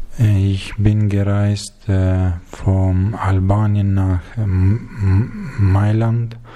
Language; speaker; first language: German; non-native, learner; Albanian